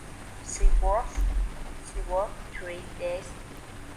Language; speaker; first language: English; non-native, learner; Vietnamese